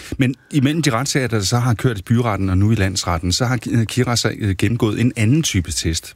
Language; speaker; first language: Danish; native; Danish